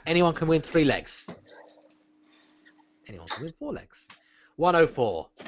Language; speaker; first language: English; native; English